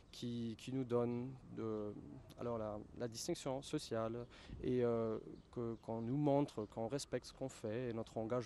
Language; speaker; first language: French; non-native, fluent; German